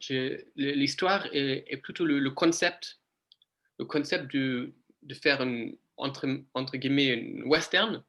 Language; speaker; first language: French; non-native, fluent; English